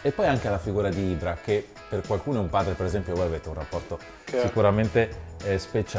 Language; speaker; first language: Italian; native; Italian